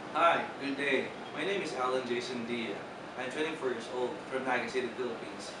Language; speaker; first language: English; non-native, local second language; Bikol